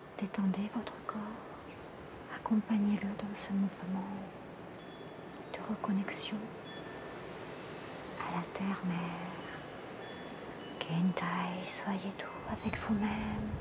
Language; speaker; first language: French; native; French